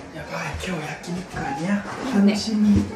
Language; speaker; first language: Japanese; native; Japanese